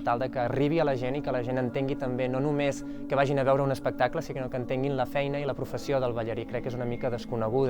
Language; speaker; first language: Catalan; native; Catalan